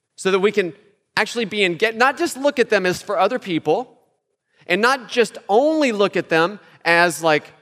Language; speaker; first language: English; native; English